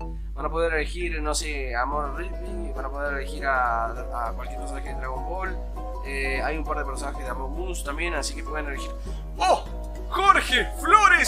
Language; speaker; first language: Spanish; native; Spanish